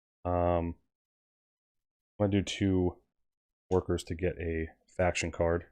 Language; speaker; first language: English; native; English